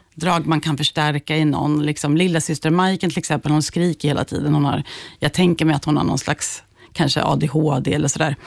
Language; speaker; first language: Swedish; native; Swedish